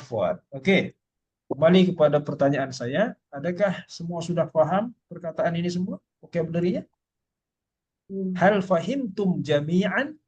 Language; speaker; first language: Malay; native; Malay